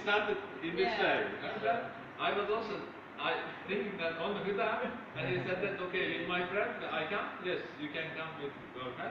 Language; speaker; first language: English; non-native, fluent; Turkish